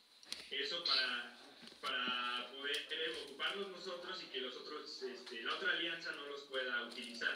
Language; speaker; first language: Spanish; native; Spanish